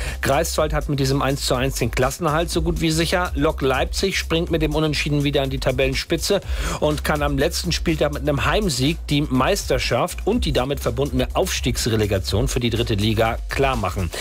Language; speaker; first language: German; native; German